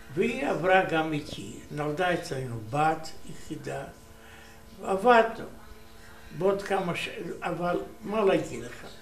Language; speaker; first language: Hebrew; non-native, learner; Romanian